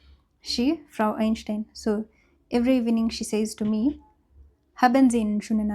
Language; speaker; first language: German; non-native, fluent; English